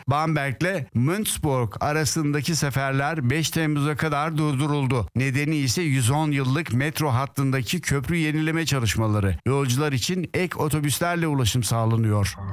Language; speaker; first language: Turkish; early bilingual, heritage; Turkish